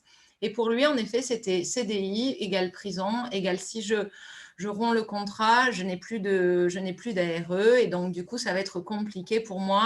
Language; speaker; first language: French; native; French